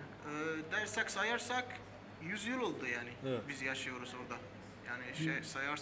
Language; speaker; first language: Turkish; early bilingual, heritage; Armenian